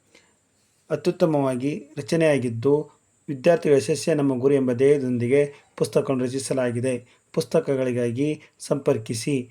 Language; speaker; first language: Kannada; native; Kannada